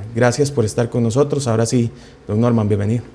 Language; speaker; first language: Spanish; native; Spanish